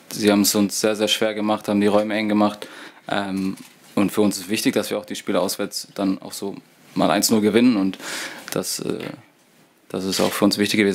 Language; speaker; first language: German; native; German